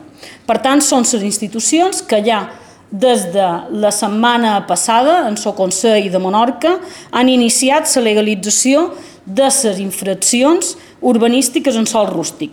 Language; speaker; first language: Catalan; native; Catalan